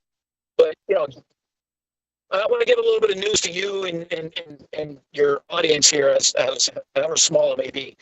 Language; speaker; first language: English; native; English